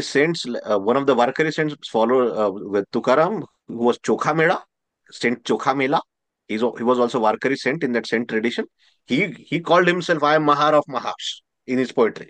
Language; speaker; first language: English; non-native, local second language; Marathi